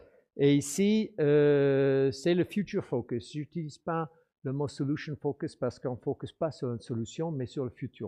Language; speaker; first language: French; non-native, fluent; English